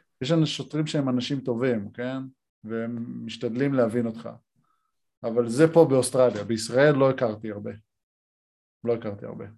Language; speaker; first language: Hebrew; native; Hebrew